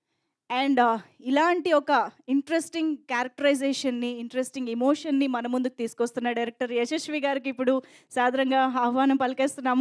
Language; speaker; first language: Telugu; native; Telugu